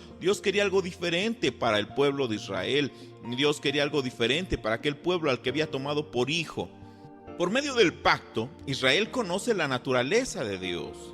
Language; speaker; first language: Spanish; native; Spanish